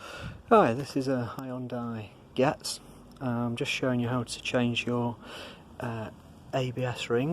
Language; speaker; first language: English; native; English